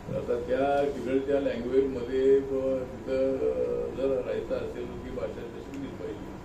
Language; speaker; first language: Marathi; native; Marathi